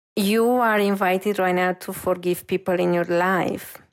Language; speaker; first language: English; non-native, fluent; Romanian